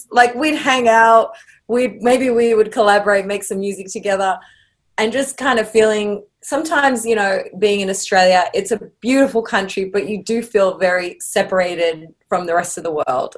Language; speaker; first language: English; native; English